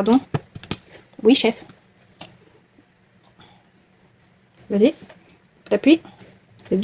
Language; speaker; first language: French; native; French